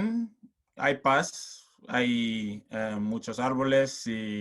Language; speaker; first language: Spanish; non-native, learner; English